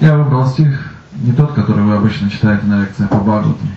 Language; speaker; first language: Russian; native; Russian